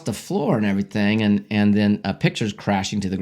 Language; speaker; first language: English; native; English